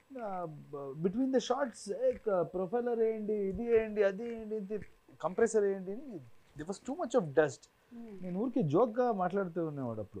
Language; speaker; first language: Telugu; non-native, fluent; Kannada